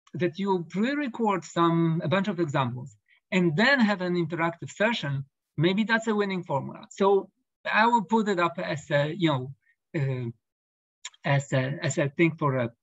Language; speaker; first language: English; non-native, fluent; Polish